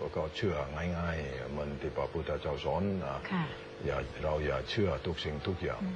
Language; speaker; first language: Thai; non-native, fluent; Indonesian